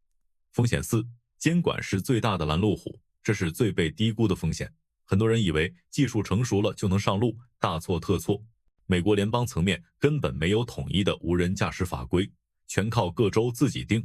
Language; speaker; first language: Chinese; native; Chinese